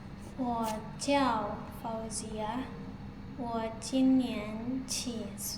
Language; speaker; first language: Chinese; non-native, learner; Indonesian